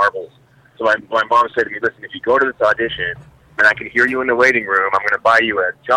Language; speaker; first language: English; native; English